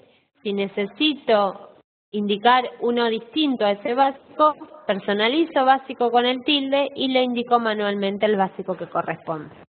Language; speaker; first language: Spanish; native; Spanish